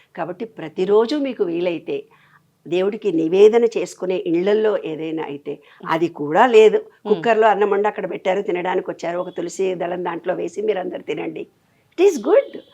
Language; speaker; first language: Telugu; native; Telugu